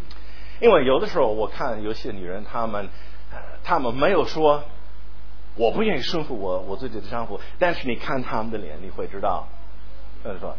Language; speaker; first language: Chinese; non-native, fluent; English